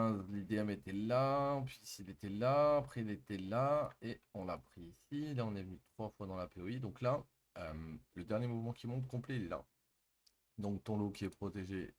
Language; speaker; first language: French; native; French